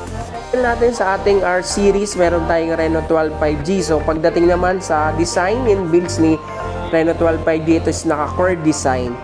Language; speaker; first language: Filipino; native; Filipino